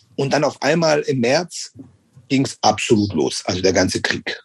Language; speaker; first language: German; native; German